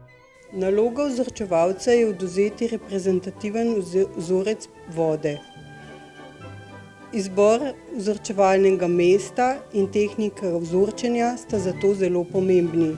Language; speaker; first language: Slovenian; native; Slovenian